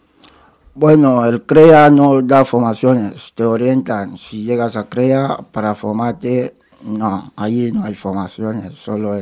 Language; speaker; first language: Spanish; non-native, fluent; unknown